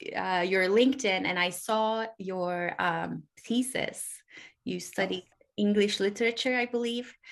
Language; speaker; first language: English; non-native, fluent; Turkish